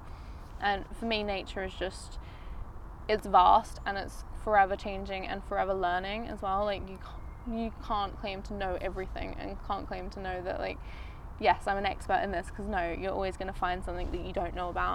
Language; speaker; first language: English; native; English